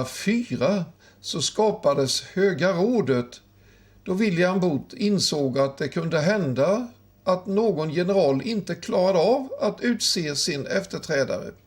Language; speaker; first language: Swedish; native; Swedish